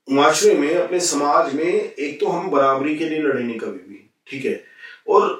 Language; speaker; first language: Hindi; native; Hindi